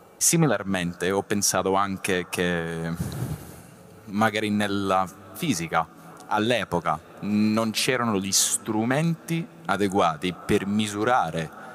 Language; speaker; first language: Italian; non-native, fluent; English